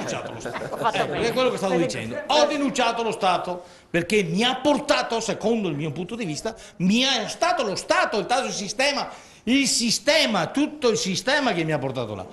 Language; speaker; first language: Italian; native; Italian